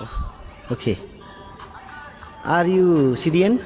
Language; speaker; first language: English; non-native, local second language; Nepali